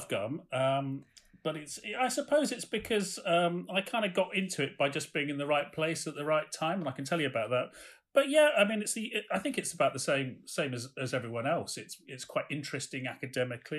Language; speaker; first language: English; native; English